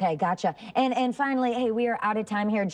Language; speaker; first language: English; native; English